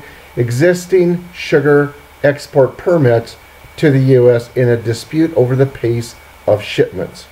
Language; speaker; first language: English; native; English